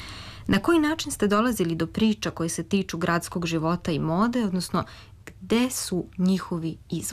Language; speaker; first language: Serbian; native; Serbian